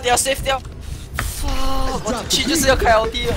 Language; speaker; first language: Chinese; native; Chinese